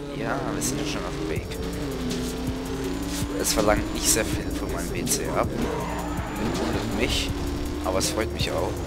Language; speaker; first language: German; native; German